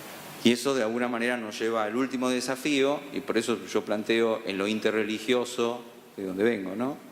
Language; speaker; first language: Spanish; native; Spanish